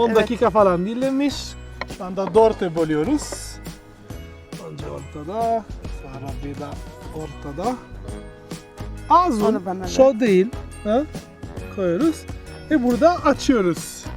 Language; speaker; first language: Turkish; non-native, learner; Italian